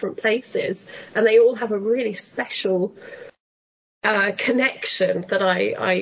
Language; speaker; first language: English; native; English